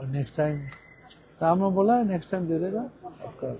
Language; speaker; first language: Hindi; non-native, local second language; Bangla